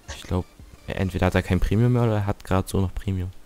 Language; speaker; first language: German; native; German